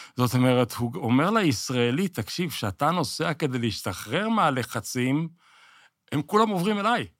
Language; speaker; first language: Hebrew; native; Hebrew